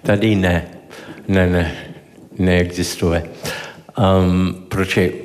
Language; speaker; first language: Czech; non-native, learner; English